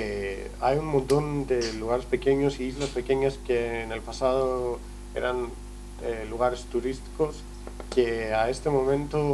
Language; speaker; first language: Spanish; non-native, learner; Greek